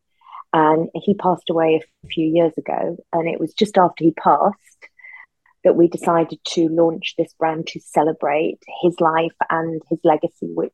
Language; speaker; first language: English; native; English